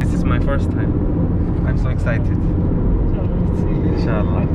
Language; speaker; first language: English; non-native, learner; Korean